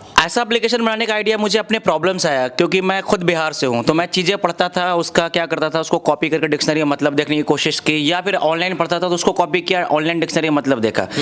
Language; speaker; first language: Hindi; native; Hindi